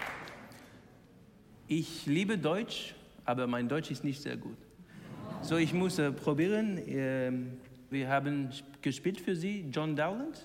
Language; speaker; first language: German; non-native, learner; English